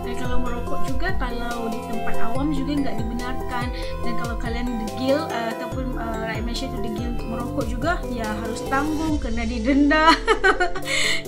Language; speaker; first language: Malay; native; Malay